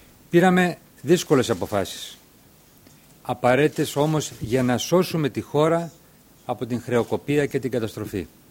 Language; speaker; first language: Greek; native; Greek